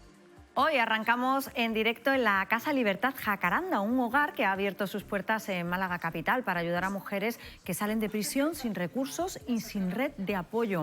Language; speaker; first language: Spanish; native; Spanish